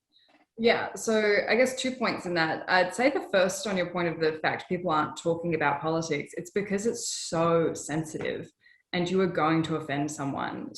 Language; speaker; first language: English; native; English